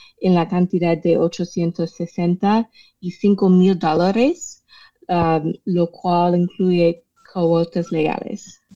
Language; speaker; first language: Spanish; non-native, fluent; English